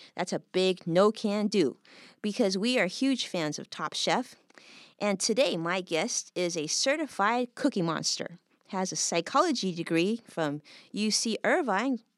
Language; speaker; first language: English; native; English